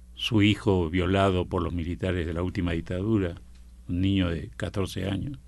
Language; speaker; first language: Spanish; native; Spanish